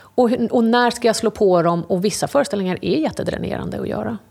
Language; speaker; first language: Swedish; early bilingual, other home language; English